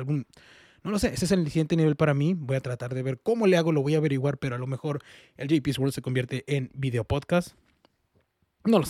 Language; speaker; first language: Spanish; early bilingual, heritage; Spanish